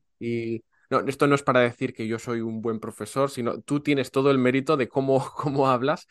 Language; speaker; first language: Spanish; native; Spanish